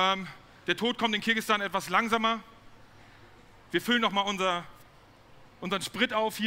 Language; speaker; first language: German; native; German